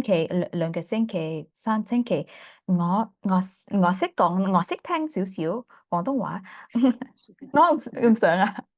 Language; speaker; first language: Cantonese; non-native, learner; English